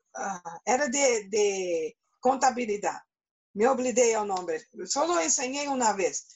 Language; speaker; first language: Spanish; non-native, learner; Portuguese